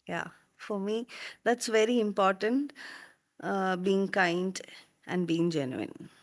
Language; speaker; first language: English; non-native, local second language; Malayalam